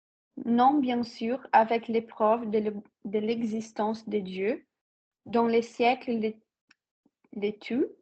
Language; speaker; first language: French; non-native, fluent; Portuguese